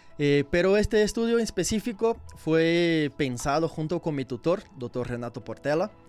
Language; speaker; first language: Spanish; non-native, learner; Portuguese